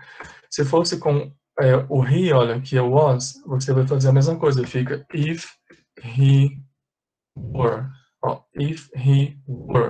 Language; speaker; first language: Portuguese; native; Portuguese